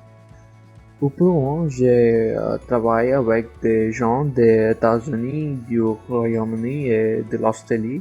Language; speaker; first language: French; non-native, learner; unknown